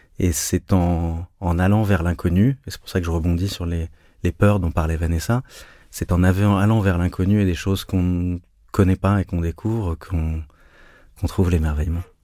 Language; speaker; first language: French; native; French